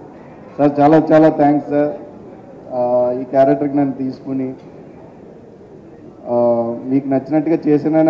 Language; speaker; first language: Telugu; native; Telugu